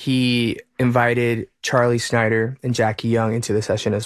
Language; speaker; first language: English; early bilingual, other home language; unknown